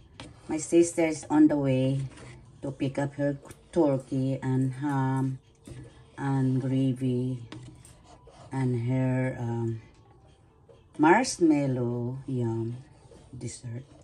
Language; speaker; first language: English; non-native, learner; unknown